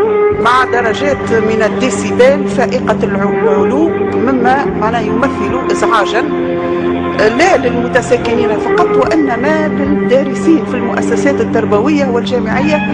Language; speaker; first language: Arabic; native; Arabic